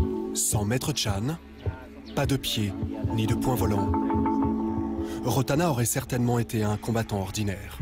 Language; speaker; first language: French; native; French